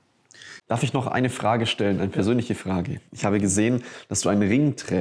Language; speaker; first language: German; native; German